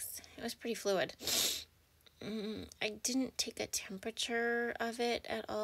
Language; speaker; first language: English; native; English